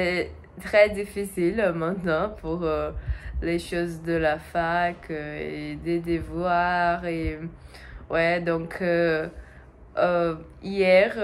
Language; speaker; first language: French; non-native, learner; Portuguese